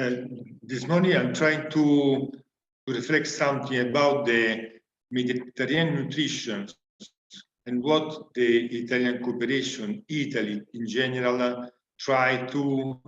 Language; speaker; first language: English; non-native, learner; Italian